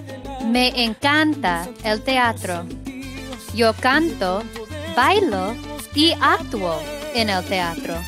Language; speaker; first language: Spanish; non-native, fluent; English